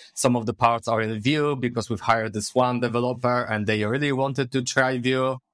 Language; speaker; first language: English; non-native, fluent; Polish